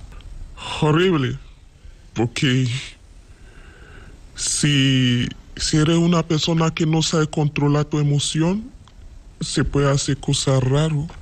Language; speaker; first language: Spanish; non-native, learner; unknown